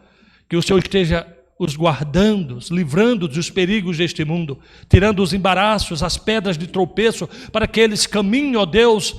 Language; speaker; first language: Portuguese; native; Portuguese